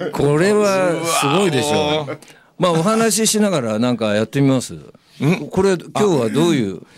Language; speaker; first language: Japanese; native; Japanese